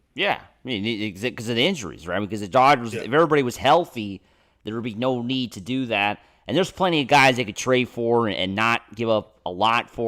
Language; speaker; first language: English; native; English